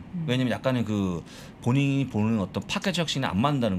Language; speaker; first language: Korean; native; Korean